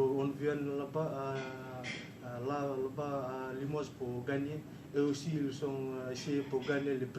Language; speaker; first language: French; non-native, learner; Fijian